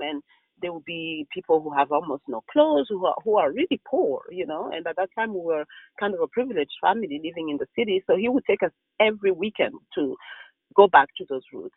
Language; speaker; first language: English; non-native, local second language; Kinyarwanda